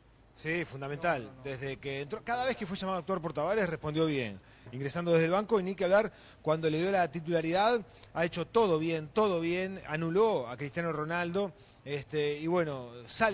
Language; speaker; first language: Spanish; native; Spanish